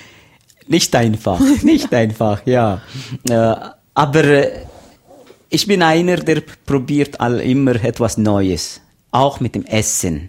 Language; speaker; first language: German; non-native, learner; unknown